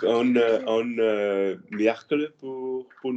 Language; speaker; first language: French; non-native, learner; Spanish